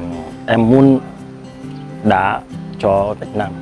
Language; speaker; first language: Vietnamese; non-native, learner; Portuguese